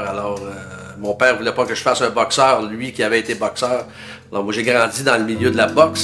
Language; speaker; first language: French; native; French